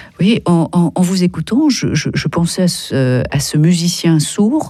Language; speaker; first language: French; native; French